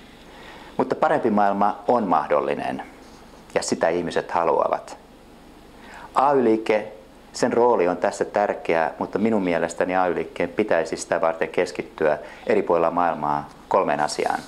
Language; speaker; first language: Finnish; native; Finnish